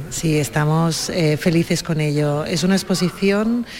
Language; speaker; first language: Spanish; native; Spanish